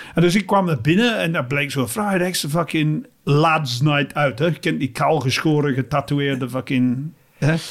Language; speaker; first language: Dutch; non-native, fluent; English